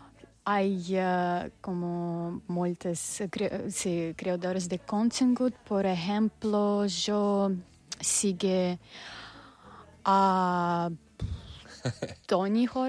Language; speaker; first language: Spanish; non-native, learner; Russian